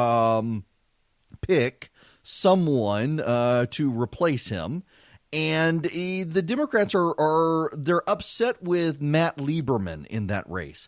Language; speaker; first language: English; native; English